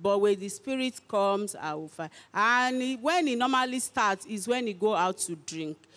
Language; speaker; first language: English; non-native, local second language; Igbo